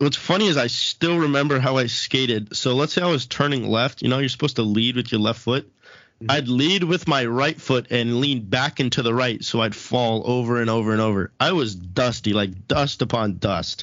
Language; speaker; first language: English; native; English